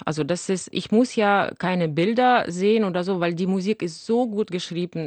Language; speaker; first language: German; non-native, fluent; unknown